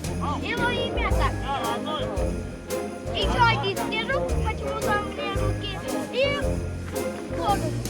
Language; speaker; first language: Russian; non-native, local second language; Kazakh